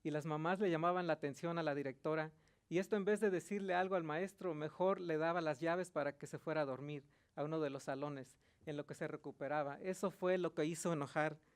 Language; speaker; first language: Spanish; early bilingual, heritage; Spanish